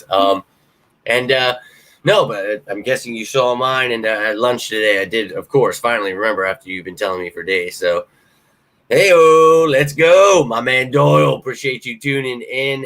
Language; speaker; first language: English; native; English